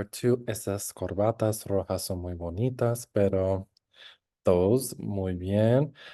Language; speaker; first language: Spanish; non-native, fluent; English